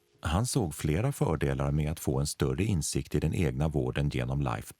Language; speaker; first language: Swedish; native; Swedish